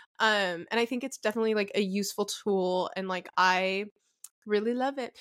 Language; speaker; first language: English; early bilingual, other home language; Arabic